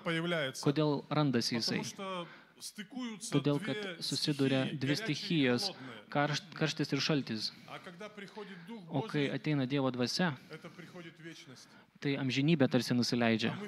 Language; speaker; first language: Lithuanian; native; Lithuanian